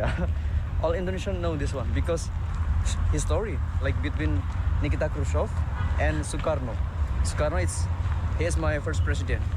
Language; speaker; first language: English; non-native, learner; Indonesian